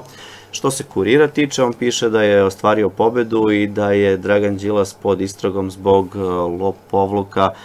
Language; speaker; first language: Serbian; native; Serbian